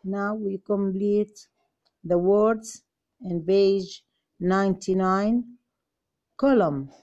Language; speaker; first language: English; non-native, fluent; Arabic